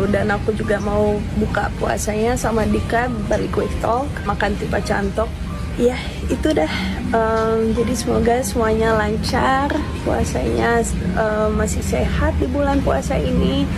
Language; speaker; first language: Indonesian; non-native, fluent; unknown